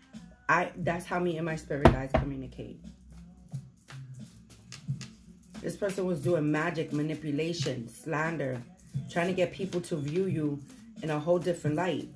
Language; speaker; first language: English; native; English